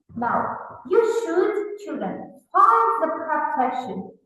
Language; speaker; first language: English; non-native, fluent; Kazakh